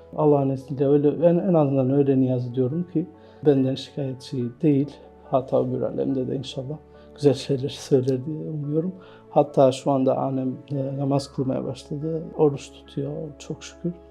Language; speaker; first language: Turkish; non-native, fluent; Albanian